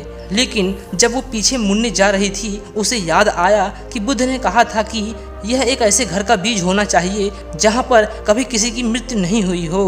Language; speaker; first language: Hindi; native; Hindi